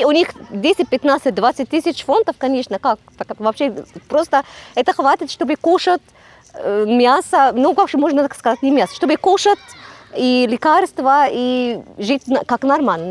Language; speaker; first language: Russian; non-native, fluent; Arabic